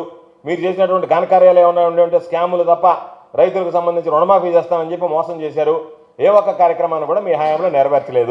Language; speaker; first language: Telugu; native; Telugu